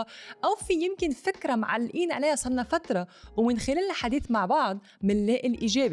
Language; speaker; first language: Arabic; native; Arabic